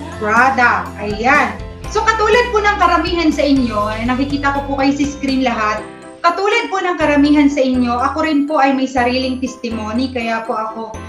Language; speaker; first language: Filipino; non-native, local second language; Waray